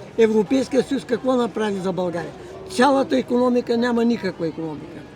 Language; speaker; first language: Bulgarian; native; Bulgarian